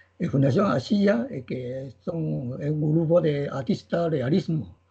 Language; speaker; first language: Spanish; non-native, learner; Chinese